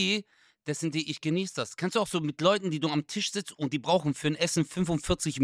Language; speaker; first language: German; native; German